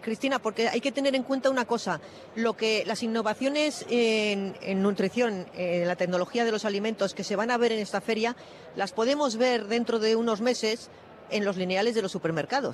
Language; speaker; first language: Spanish; native; Spanish